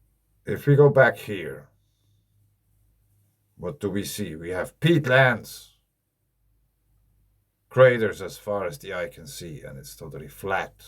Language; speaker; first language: English; non-native, fluent; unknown